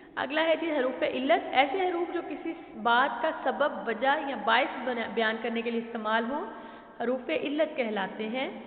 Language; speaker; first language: Urdu; native; Urdu